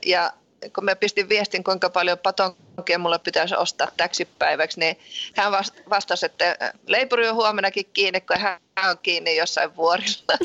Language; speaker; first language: Finnish; early bilingual, heritage; Finnish